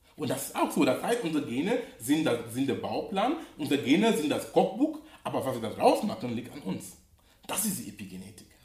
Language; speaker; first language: German; non-native, fluent; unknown